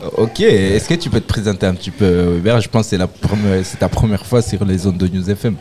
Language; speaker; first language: French; native; French